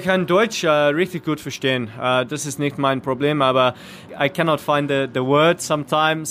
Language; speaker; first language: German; non-native, learner; English